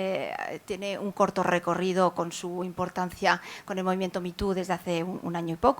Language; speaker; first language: Spanish; native; Spanish